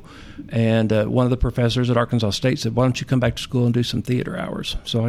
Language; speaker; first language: English; native; English